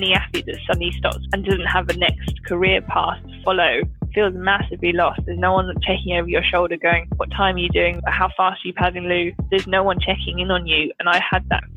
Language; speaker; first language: English; native; English